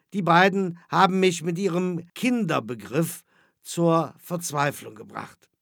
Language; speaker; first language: German; native; German